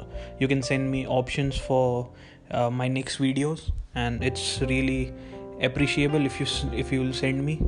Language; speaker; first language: English; non-native, local second language; Hindi